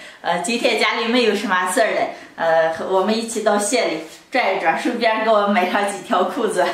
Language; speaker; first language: Chinese; native; Chinese